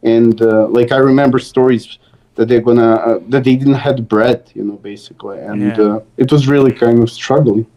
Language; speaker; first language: English; non-native, fluent; Serbian